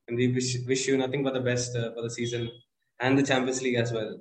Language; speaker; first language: English; non-native, local second language; Malayalam